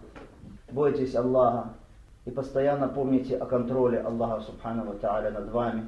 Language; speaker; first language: Russian; native; Russian